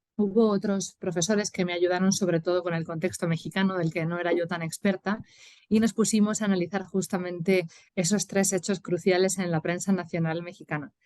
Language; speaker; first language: Spanish; native; Spanish